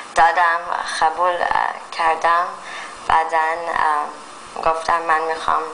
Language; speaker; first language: Persian; early bilingual, heritage; Persian